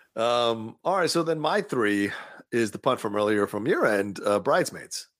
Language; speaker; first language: English; early bilingual, other home language; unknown